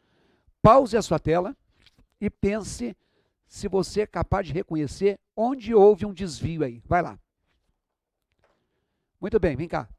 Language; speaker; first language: Portuguese; native; Portuguese